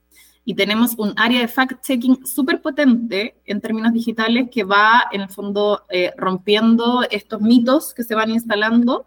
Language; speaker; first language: Spanish; native; Spanish